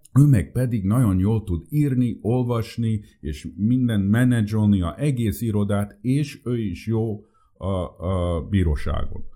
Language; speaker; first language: Hungarian; early bilingual, heritage; Hungarian